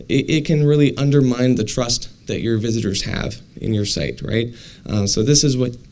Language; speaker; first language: English; native; English